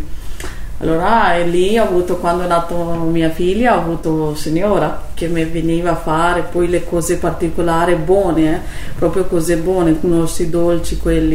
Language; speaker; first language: Italian; non-native, learner; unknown